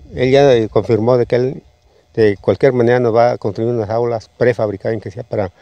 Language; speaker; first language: Spanish; native; Spanish